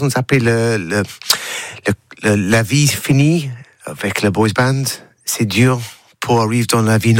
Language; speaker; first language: French; non-native, learner; English